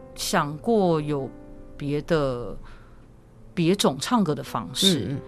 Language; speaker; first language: Chinese; native; Chinese